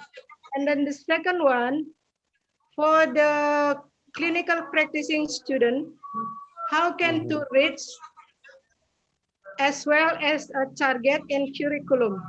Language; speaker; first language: English; non-native, learner; Indonesian